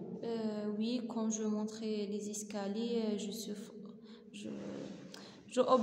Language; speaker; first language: French; non-native, learner; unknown